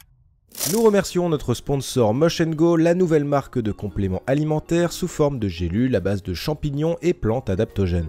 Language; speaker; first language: French; native; French